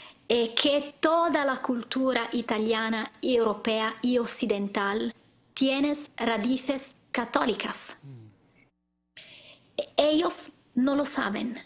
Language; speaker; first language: Spanish; non-native, learner; Italian